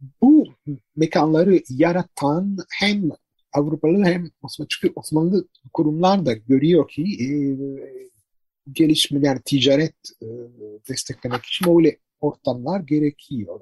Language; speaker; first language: Turkish; non-native, fluent; Italian